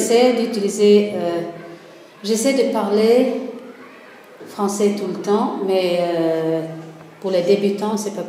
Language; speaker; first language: French; non-native, fluent; Swedish